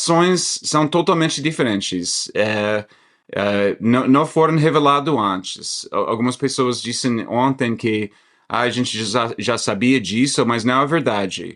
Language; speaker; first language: Portuguese; non-native, fluent; English